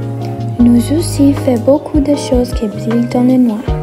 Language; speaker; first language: French; non-native, learner; English